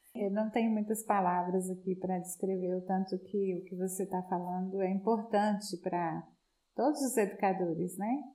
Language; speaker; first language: Portuguese; native; Portuguese